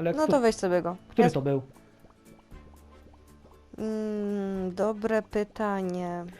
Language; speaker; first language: Polish; native; Polish